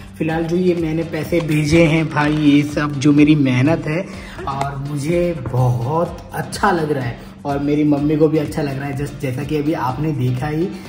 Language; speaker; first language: Hindi; native; Hindi